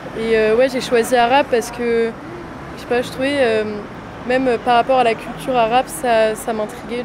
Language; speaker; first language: French; native; French